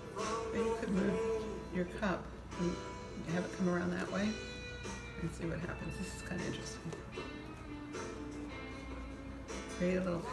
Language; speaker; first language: English; native; English